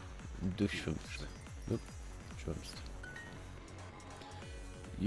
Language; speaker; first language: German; non-native, learner; English